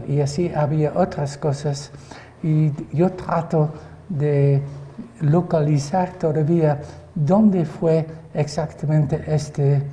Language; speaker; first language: Spanish; non-native, fluent; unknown